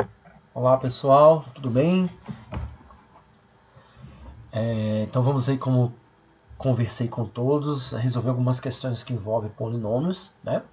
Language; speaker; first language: Portuguese; native; Portuguese